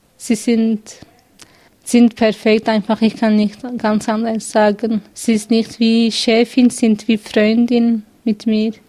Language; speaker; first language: German; non-native, learner; Kurdish